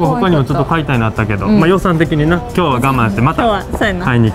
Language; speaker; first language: Japanese; native; Japanese